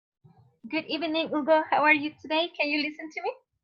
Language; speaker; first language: English; non-native, fluent; Spanish